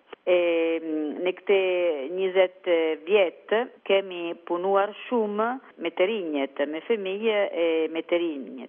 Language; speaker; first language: Albanian; non-native, learner; Italian